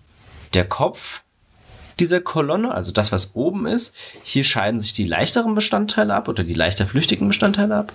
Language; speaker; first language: German; native; German